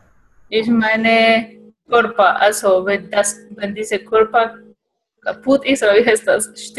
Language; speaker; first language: German; non-native, fluent; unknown